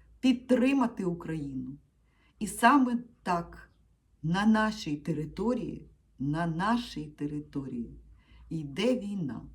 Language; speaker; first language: Ukrainian; non-native, local second language; Russian